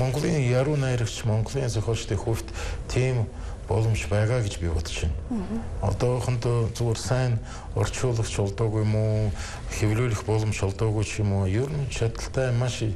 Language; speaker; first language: Mongolian; non-native, fluent; Russian